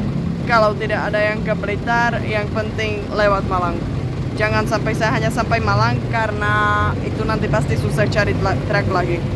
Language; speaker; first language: Indonesian; non-native, fluent; Czech